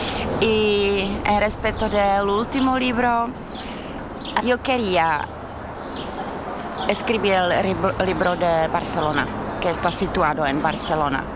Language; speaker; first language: Spanish; non-native, fluent; Czech